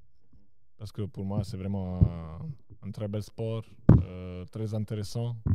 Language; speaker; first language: French; non-native, local second language; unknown